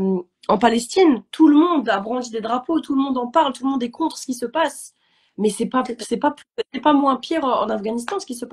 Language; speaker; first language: French; native; French